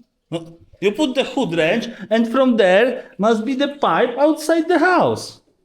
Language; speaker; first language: English; non-native, learner; Polish